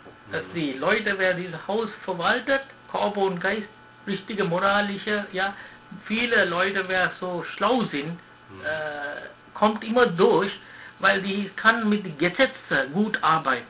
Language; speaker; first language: German; non-native, learner; Sinhala